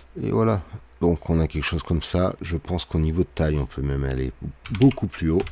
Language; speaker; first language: French; native; French